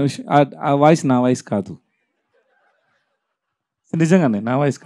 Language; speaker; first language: Telugu; non-native, local second language; Tamil